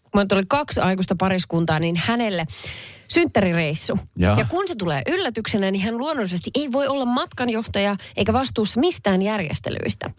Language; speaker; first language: Finnish; native; Finnish